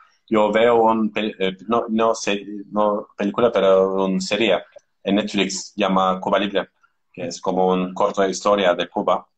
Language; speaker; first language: Spanish; non-native, learner; Turkish